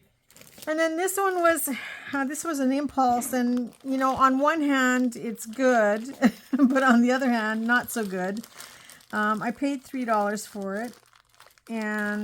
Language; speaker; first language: English; native; English